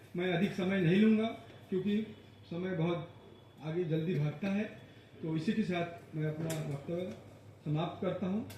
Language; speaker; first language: Hindi; non-native, local second language; Marathi